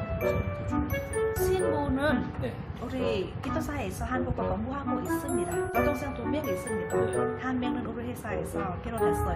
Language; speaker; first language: Korean; non-native, learner; Vietnamese